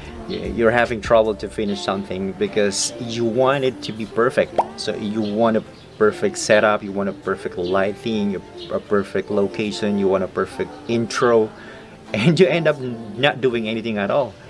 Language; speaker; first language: English; non-native, local second language; Filipino